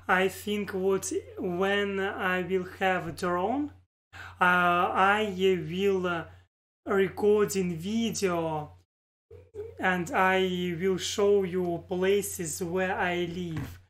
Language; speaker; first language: English; non-native, learner; Russian